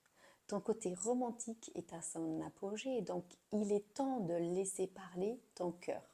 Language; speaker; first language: French; native; French